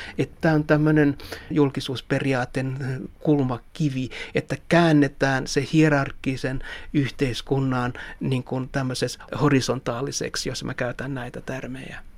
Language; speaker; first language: Finnish; non-native, local second language; Swedish